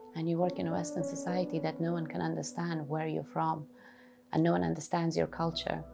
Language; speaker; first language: English; early bilingual, other home language; Persian